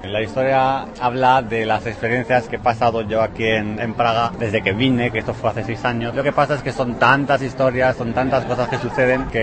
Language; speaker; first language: Spanish; native; Spanish